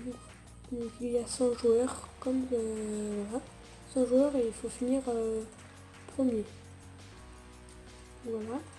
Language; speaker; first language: French; native; French